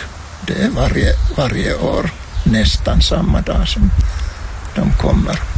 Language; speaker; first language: Swedish; non-native, local second language; Finnish